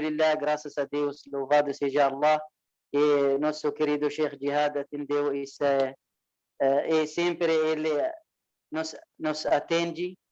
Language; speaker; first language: Portuguese; non-native, fluent; Arabic